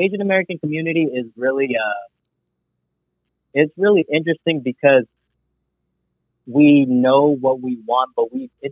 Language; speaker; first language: English; native; English